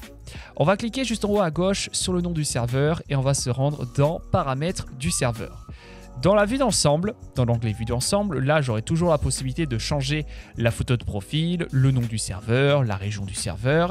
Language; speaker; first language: French; native; French